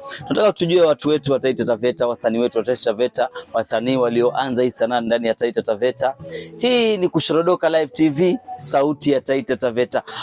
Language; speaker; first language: Swahili; non-native, local second language; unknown